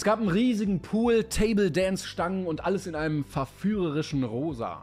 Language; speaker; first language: German; native; German